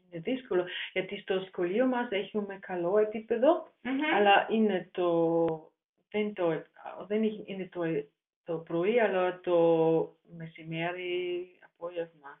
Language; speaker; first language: Greek; non-native, learner; German